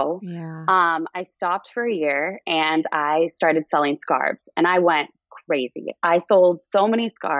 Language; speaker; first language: English; native; English